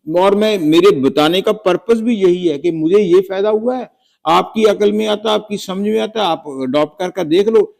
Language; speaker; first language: Hindi; native; Hindi